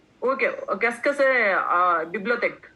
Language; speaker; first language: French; non-native, fluent; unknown